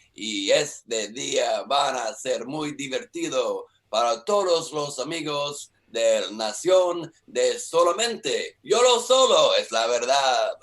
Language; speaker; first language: Spanish; non-native, learner; English